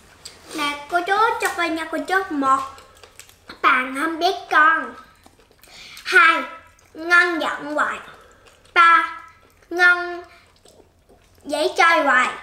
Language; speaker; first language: Vietnamese; early bilingual, heritage; Korean